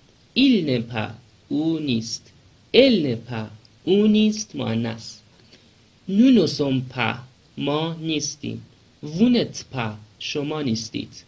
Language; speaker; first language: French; non-native, fluent; Persian